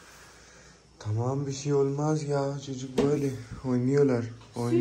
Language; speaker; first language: Turkish; non-native, learner; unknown